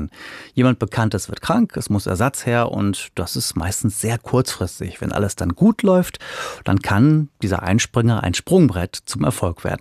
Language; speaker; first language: German; native; German